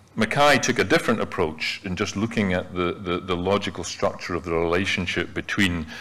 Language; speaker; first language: English; native; English